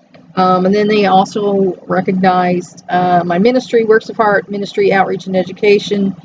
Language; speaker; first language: English; native; English